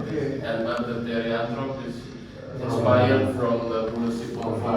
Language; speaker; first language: English; non-native, learner; Indonesian